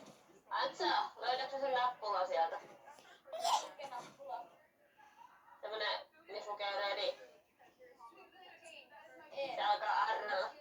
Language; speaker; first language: Finnish; native; Finnish